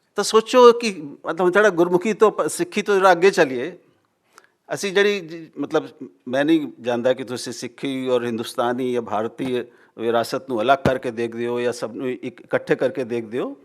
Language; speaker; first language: Punjabi; non-native, local second language; Hindi